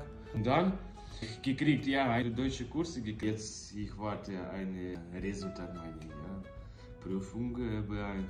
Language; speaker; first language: German; non-native, learner; Russian